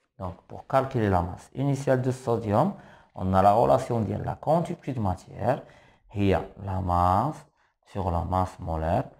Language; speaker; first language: French; non-native, local second language; Arabic